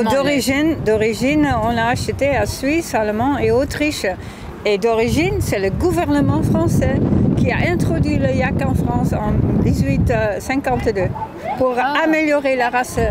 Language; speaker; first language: French; non-native, fluent; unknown